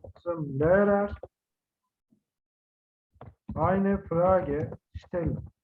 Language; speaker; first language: German; non-native, fluent; Turkish